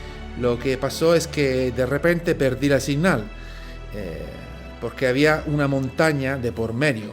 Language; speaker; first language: Spanish; non-native, fluent; Italian